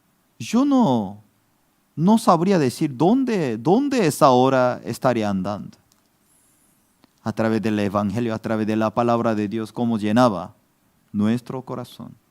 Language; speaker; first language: Spanish; non-native, fluent; Korean